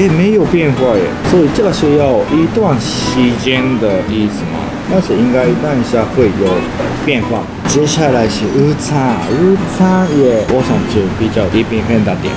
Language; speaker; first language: Chinese; non-native, fluent; Japanese